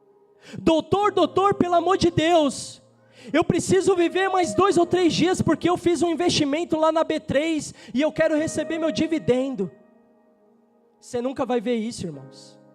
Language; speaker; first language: Portuguese; native; Portuguese